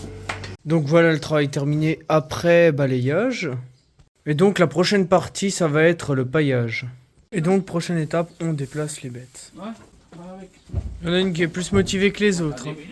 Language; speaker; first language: French; native; French